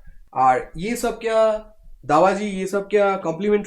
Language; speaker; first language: Hindi; non-native, local second language; Bangla